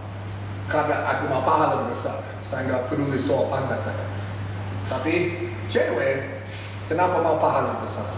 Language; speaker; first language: Indonesian; non-native, fluent; English